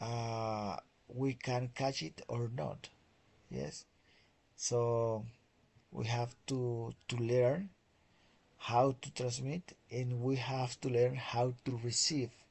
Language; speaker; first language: English; non-native, fluent; Spanish